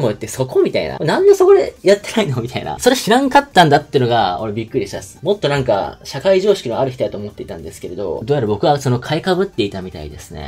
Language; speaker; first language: Japanese; native; Japanese